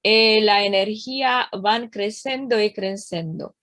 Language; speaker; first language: Spanish; non-native, learner; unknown